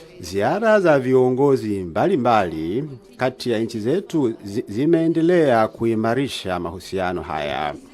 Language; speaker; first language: Swahili; native; Swahili